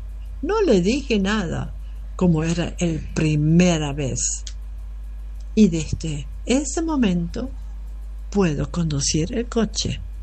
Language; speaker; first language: Spanish; non-native, fluent; German